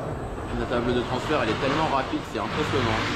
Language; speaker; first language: French; native; French